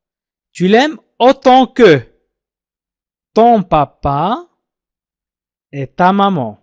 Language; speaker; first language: French; non-native, fluent; Arabic